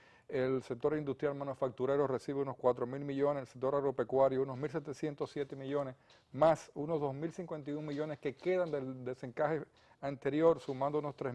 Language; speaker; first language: Spanish; native; Spanish